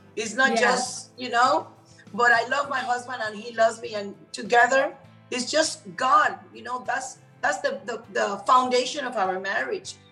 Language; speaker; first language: English; non-native, fluent; Spanish